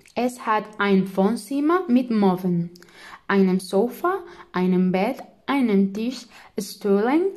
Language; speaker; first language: German; non-native, learner; Spanish